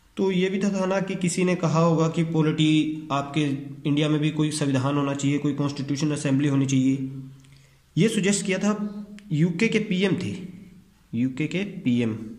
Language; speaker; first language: Hindi; non-native, local second language; Punjabi